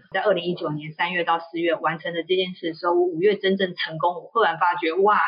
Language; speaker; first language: Chinese; native; Chinese